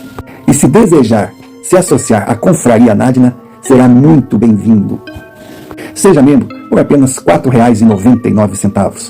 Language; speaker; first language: Portuguese; native; Portuguese